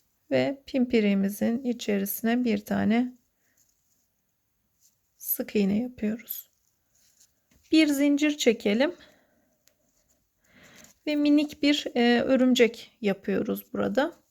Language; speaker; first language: Turkish; native; Turkish